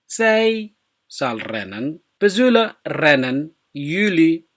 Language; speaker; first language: Dutch; non-native, fluent; Somali